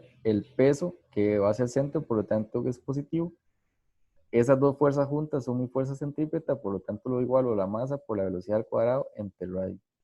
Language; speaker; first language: Spanish; native; Spanish